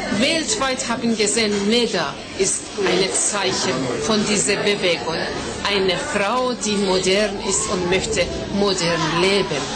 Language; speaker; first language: German; non-native, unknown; Persian